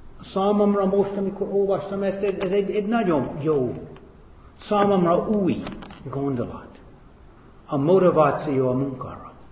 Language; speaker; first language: Hungarian; non-native, fluent; English